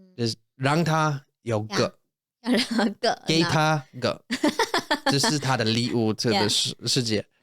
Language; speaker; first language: Chinese; non-native, learner; English